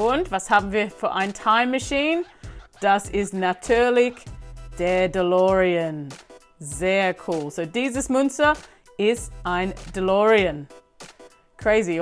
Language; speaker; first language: German; non-native, learner; English